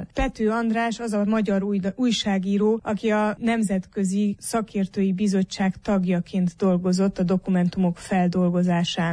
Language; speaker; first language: Hungarian; native; Hungarian